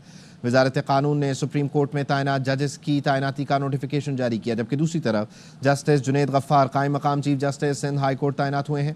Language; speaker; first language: Urdu; native; Urdu